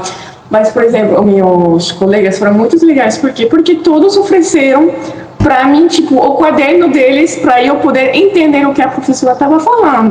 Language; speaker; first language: Portuguese; non-native, fluent; French